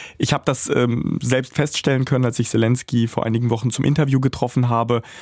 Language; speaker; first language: German; early bilingual, other home language; Russian